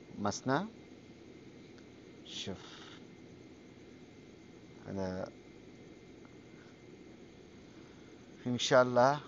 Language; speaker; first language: Arabic; non-native, learner; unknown